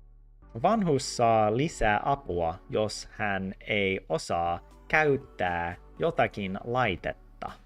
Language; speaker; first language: Finnish; non-native, learner; English